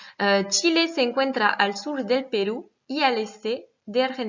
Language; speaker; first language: Spanish; non-native, fluent; French